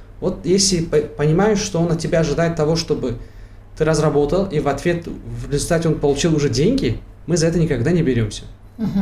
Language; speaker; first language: Russian; non-native, local second language; Tajik